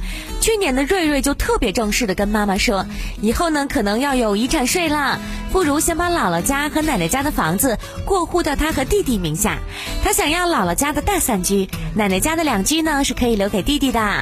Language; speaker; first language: Chinese; native; Chinese